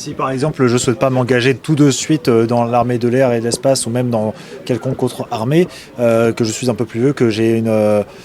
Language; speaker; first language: French; native; French